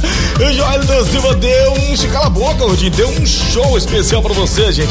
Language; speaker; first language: Portuguese; native; Portuguese